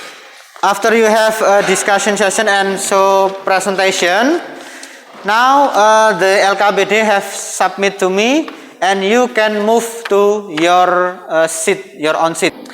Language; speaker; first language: English; non-native, fluent; Indonesian